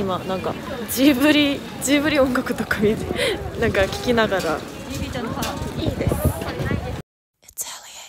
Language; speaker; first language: Japanese; non-native, learner; Korean